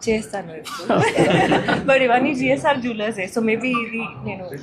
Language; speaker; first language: Telugu; non-native, fluent; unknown